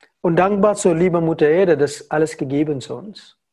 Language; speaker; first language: German; non-native, learner; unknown